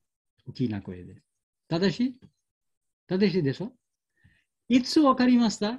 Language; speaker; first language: Japanese; non-native, learner; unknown